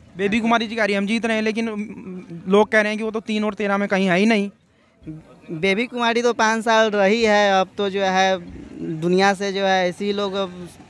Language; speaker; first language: Hindi; native; Hindi